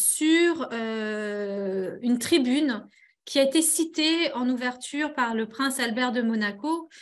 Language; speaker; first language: French; native; French